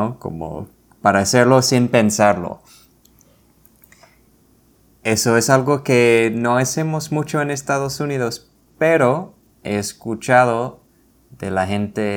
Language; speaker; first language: Spanish; non-native, fluent; English